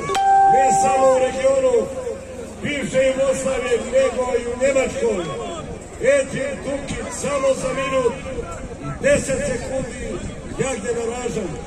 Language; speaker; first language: Bosnian; native; Bosnian